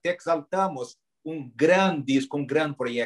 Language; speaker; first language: Spanish; non-native, learner; Portuguese